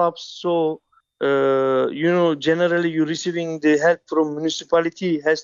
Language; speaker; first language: English; non-native, fluent; Turkish